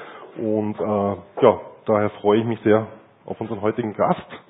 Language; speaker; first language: German; native; German